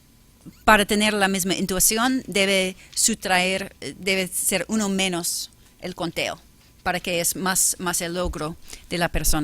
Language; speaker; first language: Spanish; non-native, fluent; English